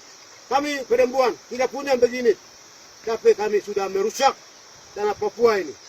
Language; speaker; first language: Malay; non-native, local second language; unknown